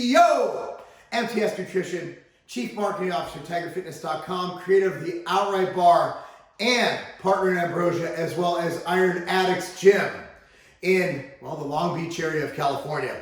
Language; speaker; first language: English; native; English